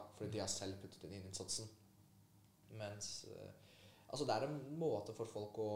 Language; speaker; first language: Norwegian; early bilingual, other home language; Polish